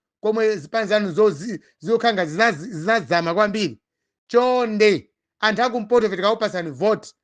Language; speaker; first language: Nyanja; non-native, local second language; Tumbuka